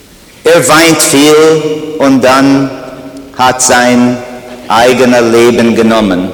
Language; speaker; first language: German; non-native, learner; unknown